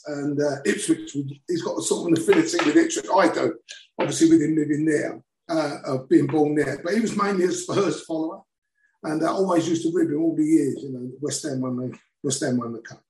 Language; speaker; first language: English; native; English